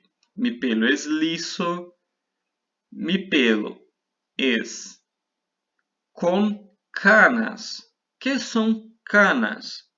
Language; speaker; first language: Spanish; non-native, fluent; Portuguese